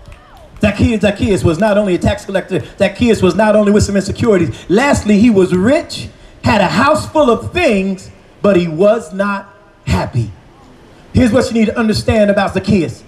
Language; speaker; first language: English; native; English